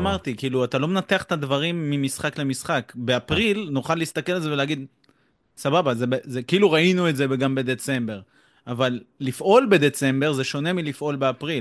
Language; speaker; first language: Hebrew; native; Hebrew